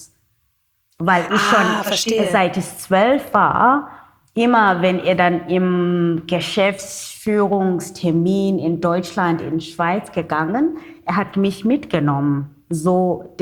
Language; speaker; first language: German; non-native, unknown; Xhosa